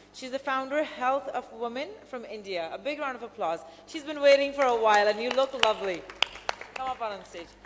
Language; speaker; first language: English; native; English